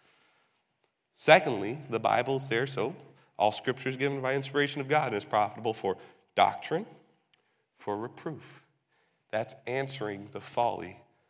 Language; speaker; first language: English; native; English